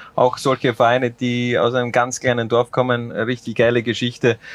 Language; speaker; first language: German; native; German